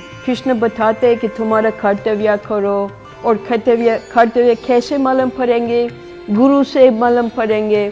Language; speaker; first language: Hindi; non-native, fluent; English